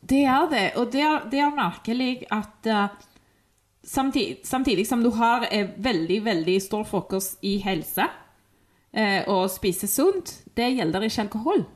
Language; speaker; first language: Norwegian; non-native, fluent; Spanish